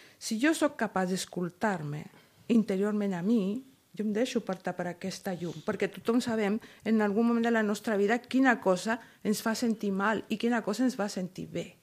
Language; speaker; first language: Catalan; non-native, fluent; Spanish